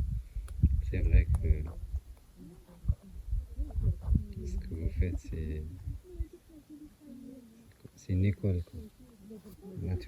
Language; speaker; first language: French; non-native, local second language; Arabic